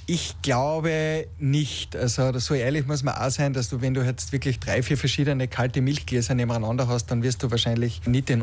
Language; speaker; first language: German; native; German